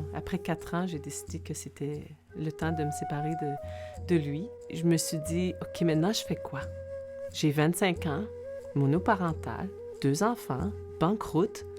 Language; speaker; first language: French; native; French